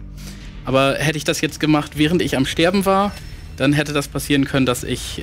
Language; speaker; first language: German; native; German